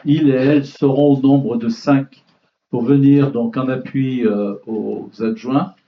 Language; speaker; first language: French; native; French